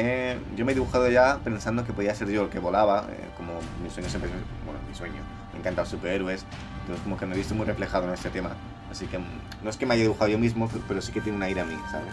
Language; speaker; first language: Spanish; native; Spanish